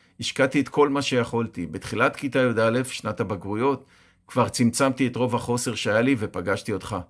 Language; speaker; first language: Hebrew; native; Hebrew